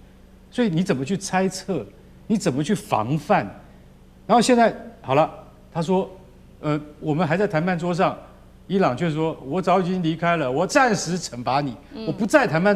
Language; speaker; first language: Chinese; native; Chinese